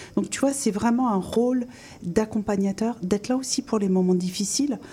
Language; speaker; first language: French; native; French